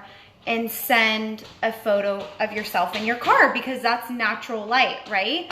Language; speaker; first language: English; native; English